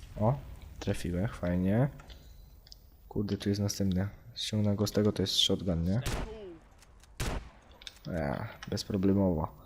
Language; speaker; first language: Polish; native; Polish